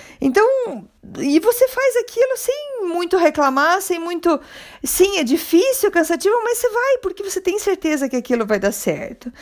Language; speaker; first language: Portuguese; native; Portuguese